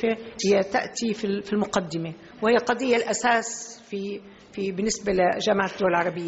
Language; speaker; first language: Arabic; native; Arabic